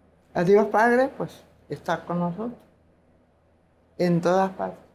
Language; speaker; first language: Spanish; non-native, local second language; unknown